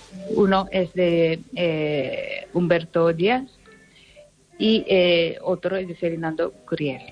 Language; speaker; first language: Spanish; non-native, fluent; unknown